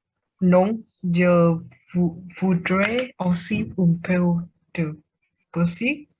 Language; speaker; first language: French; non-native, learner; Vietnamese